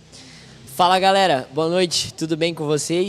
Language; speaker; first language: Portuguese; native; Portuguese